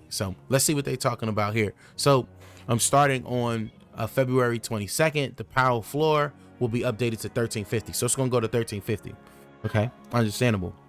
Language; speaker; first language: English; native; English